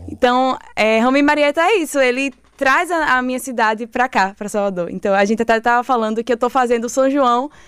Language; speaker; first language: Portuguese; native; Portuguese